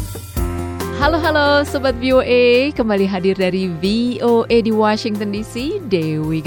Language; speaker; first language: Indonesian; native; Indonesian